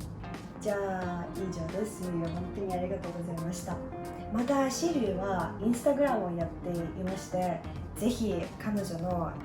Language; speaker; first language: Japanese; non-native, fluent; Russian